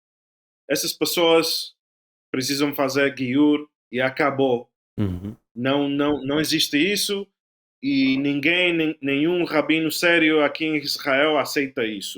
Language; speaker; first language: Portuguese; non-native, fluent; Spanish